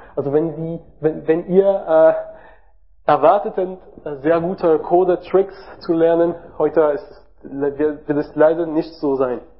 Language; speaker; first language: German; non-native, learner; French